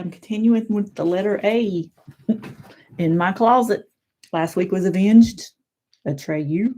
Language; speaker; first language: English; native; English